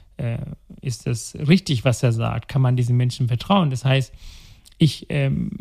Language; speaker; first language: German; non-native, local second language; Tamil